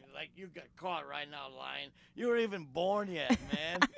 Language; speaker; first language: English; non-native, fluent; Portuguese